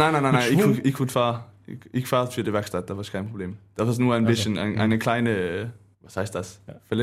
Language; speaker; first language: German; non-native, learner; Danish